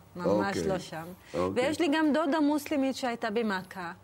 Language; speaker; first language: Hebrew; non-native, local second language; Arabic